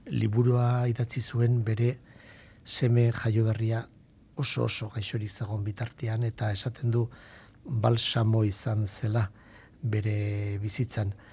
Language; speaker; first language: Basque; non-native, local second language; Spanish